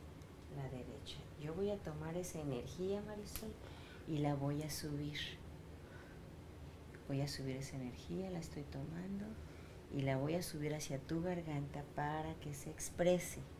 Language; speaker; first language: Spanish; native; Spanish